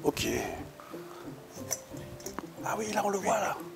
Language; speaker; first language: French; native; French